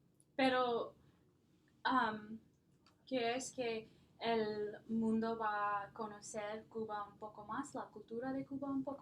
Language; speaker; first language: Spanish; non-native, learner; English